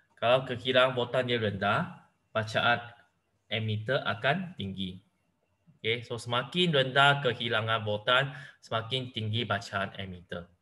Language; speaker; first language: Malay; non-native, local second language; Chinese